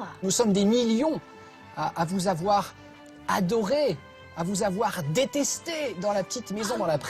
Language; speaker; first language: French; native; French